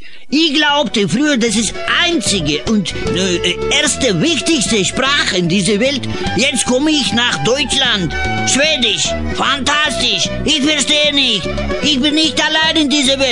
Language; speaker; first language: German; non-native, learner; Turkish